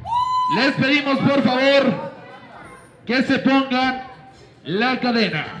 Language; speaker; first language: Spanish; native; Spanish